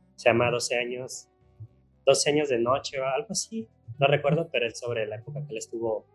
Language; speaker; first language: Spanish; native; Spanish